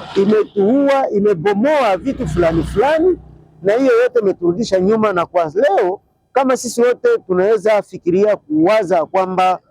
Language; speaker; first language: Swahili; native; Swahili